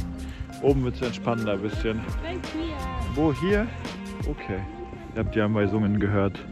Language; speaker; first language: German; native; German